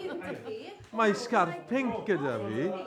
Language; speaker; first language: Welsh; non-native, learner; English